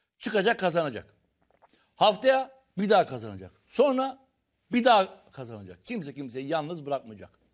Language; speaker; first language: Turkish; native; Turkish